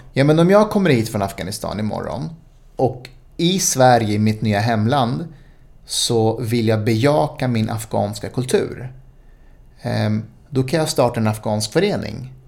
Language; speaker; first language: Swedish; early bilingual, other home language; Spanish